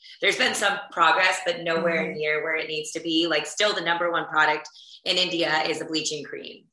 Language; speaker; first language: English; early bilingual, other home language; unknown